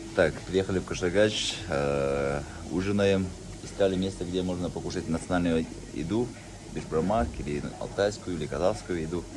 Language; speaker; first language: Russian; non-native, local second language; Yakut